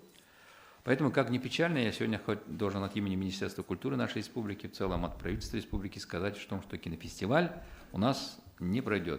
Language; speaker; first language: Russian; native; Russian